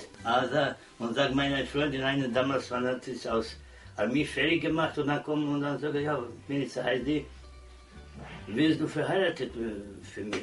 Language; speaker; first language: German; non-native, learner; Croatian